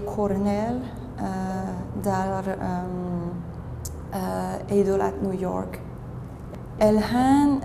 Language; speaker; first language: Persian; non-native, learner; French